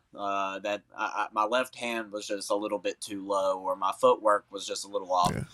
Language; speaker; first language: English; native; English